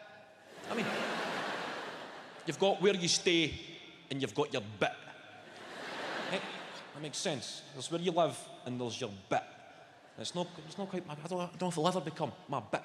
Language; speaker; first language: English; native; English